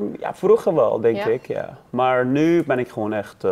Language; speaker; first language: Dutch; non-native, learner; Persian